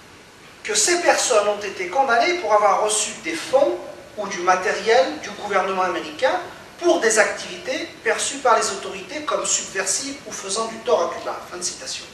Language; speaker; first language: French; native; French